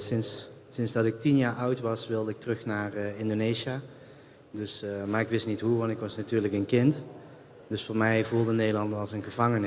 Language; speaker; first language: Dutch; early bilingual, other home language; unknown